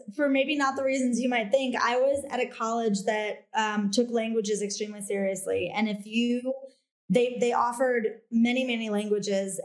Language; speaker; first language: English; native; English